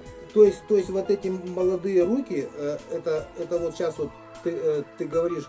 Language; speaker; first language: Russian; native; Russian